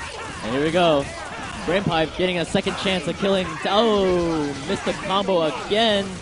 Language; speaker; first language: English; native; English